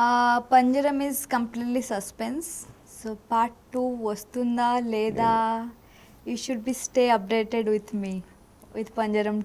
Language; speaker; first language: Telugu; non-native, local second language; Odia